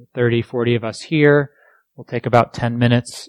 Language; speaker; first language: English; native; English